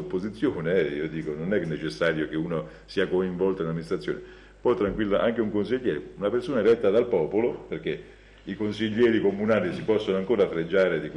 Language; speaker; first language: Italian; native; Italian